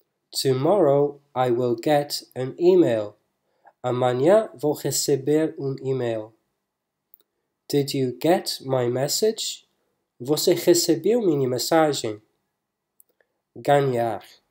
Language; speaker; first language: Portuguese; non-native, fluent; English